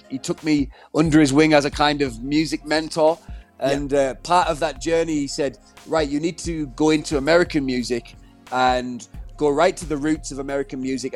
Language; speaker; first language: English; native; English